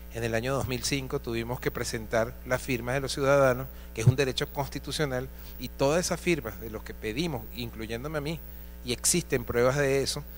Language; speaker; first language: Spanish; native; Spanish